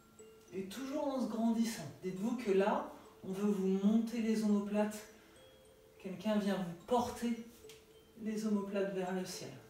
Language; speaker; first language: French; native; French